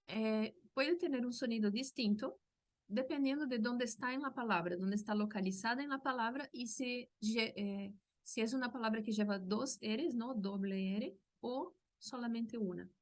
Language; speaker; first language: Spanish; non-native, fluent; Portuguese